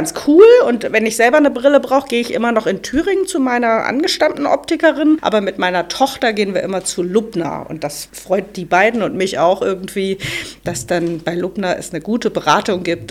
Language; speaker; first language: German; native; German